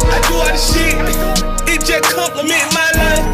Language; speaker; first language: English; native; English